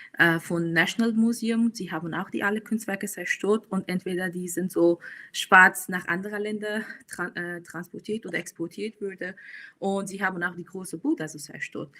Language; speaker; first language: German; non-native, fluent; Persian